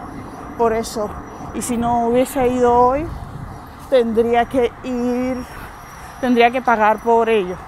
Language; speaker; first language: Spanish; non-native, fluent; Georgian